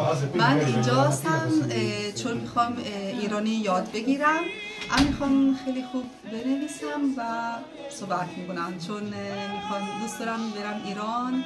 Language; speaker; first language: Persian; non-native, learner; Italian